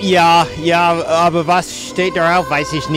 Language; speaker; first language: German; non-native, fluent; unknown